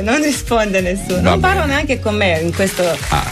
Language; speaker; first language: Italian; non-native, learner; Croatian